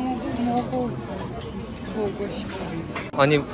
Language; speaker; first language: Korean; non-native, learner; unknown